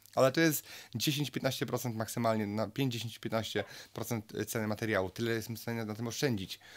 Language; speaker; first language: Polish; native; Polish